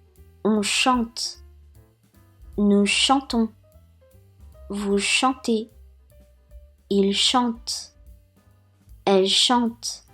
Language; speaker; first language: French; non-native, fluent; Japanese